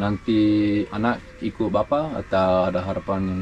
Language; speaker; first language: Indonesian; non-native, learner; English